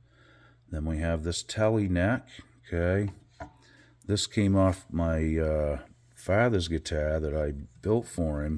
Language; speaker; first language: English; native; English